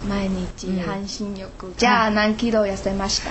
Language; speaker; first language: Japanese; non-native, learner; Chinese